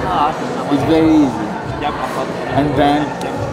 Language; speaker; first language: English; non-native, fluent; Romanian